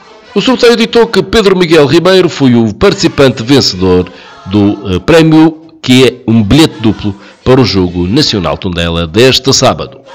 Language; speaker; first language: Portuguese; native; Portuguese